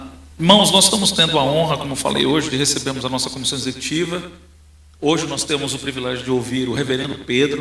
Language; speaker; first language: Portuguese; native; Portuguese